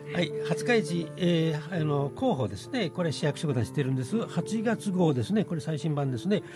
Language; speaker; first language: Japanese; native; Japanese